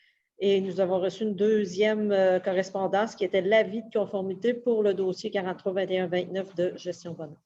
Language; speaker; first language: French; native; French